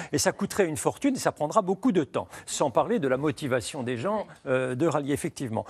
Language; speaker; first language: French; native; French